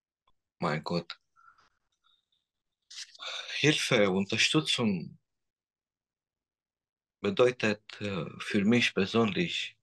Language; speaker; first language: German; non-native, learner; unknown